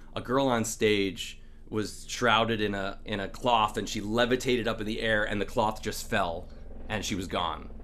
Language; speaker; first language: English; native; English